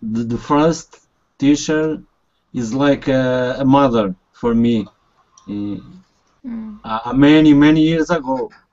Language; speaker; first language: English; non-native, learner; Spanish